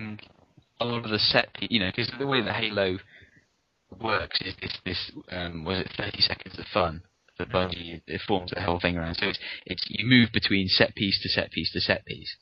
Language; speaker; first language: English; native; English